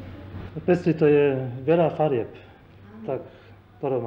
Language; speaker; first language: Slovak; non-native, learner; German